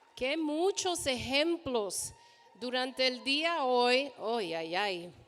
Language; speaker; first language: Spanish; early bilingual, heritage; Spanish